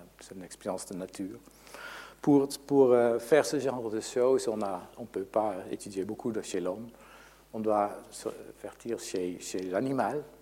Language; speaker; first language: French; non-native, fluent; Dutch